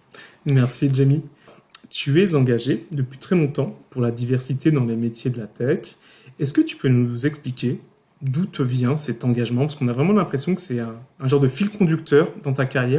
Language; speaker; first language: French; native; French